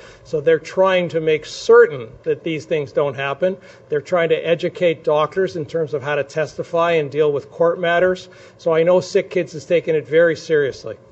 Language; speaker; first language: English; native; English